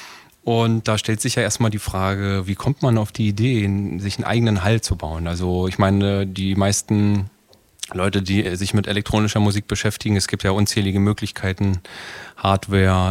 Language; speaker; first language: German; native; German